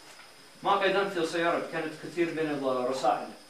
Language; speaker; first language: Arabic; non-native, fluent; English